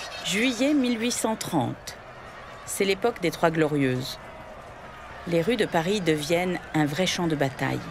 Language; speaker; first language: French; native; French